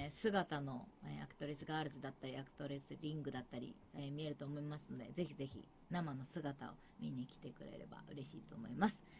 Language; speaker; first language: Japanese; native; Japanese